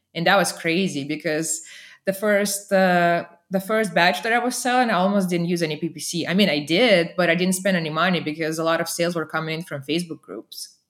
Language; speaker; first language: English; non-native, fluent; Russian